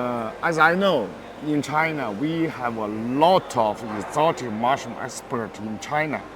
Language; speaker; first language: English; non-native, learner; Chinese